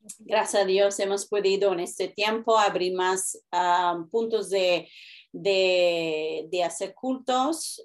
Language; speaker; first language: Spanish; early bilingual, heritage; Spanish